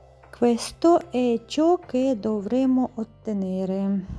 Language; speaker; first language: Italian; non-native, learner; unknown